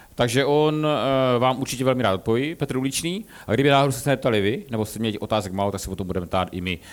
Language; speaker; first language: Czech; native; Czech